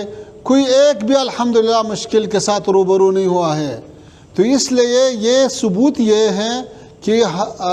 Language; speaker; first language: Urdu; non-native, fluent; Pashto